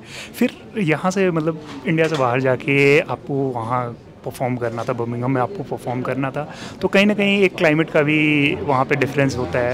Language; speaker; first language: Hindi; native; Hindi